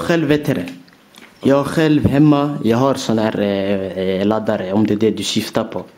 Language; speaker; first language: Swedish; early bilingual, other home language; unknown